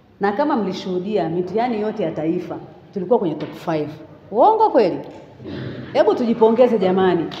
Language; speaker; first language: Swahili; native; Swahili